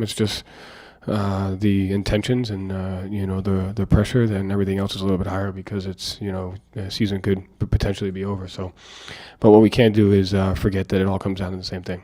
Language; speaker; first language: English; native; English